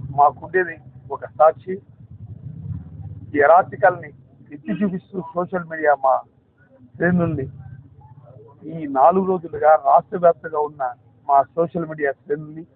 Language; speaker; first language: Telugu; native; Telugu